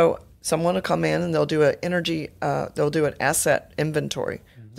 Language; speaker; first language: English; native; English